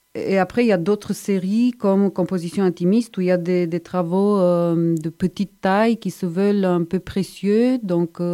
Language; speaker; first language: French; non-native, fluent; Romanian